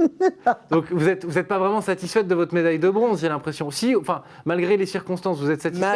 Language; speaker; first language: French; native; French